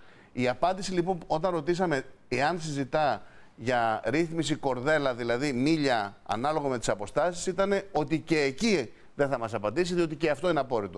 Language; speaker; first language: Greek; native; Greek